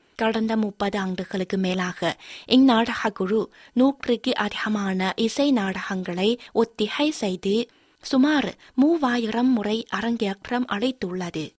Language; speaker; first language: Tamil; non-native, fluent; Chinese